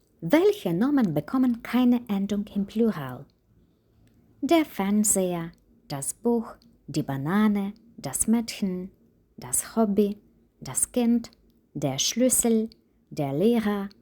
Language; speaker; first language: German; non-native, fluent; Ukrainian